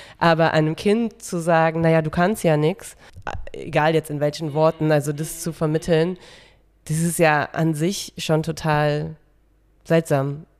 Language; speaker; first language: German; native; German